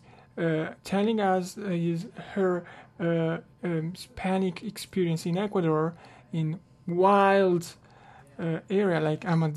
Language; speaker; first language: English; non-native, learner; Italian